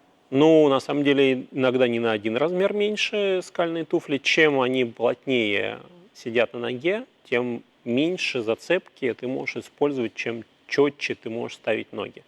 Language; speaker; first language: Russian; native; Russian